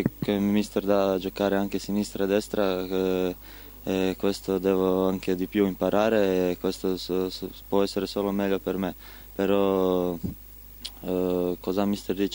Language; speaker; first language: Italian; non-native, learner; Croatian